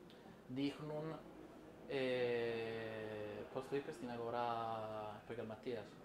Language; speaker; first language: Greek; non-native, fluent; Italian